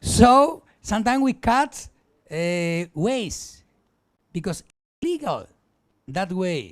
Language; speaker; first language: English; non-native, learner; Spanish